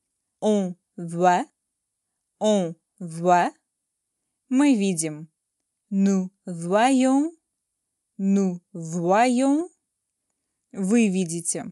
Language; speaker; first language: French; non-native, fluent; Russian